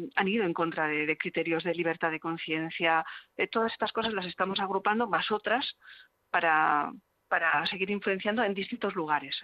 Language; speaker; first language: Spanish; native; Spanish